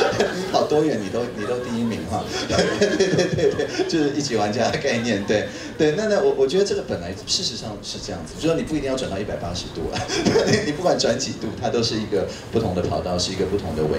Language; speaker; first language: Chinese; native; Chinese